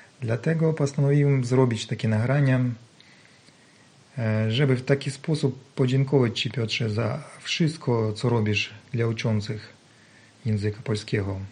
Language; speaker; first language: Polish; non-native, learner; Ukrainian